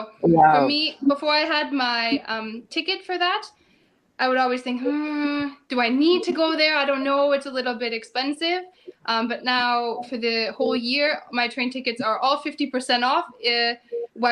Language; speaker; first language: English; native; English